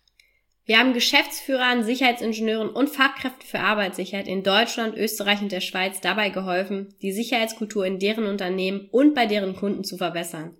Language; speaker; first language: German; native; German